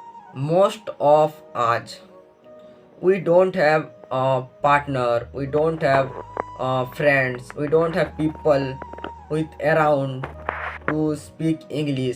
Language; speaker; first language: English; non-native, local second language; Odia